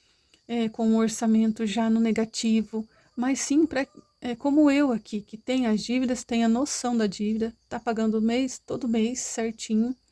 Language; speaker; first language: Portuguese; native; Portuguese